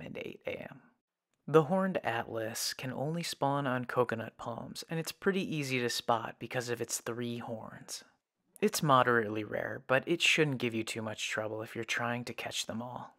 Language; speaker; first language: English; native; English